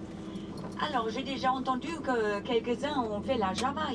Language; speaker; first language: French; non-native, fluent; English